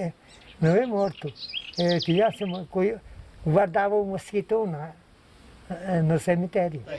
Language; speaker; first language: Portuguese; non-native, local second language; Polish